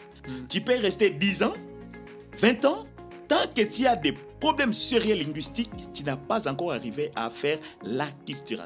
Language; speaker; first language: French; non-native, local second language; Lingala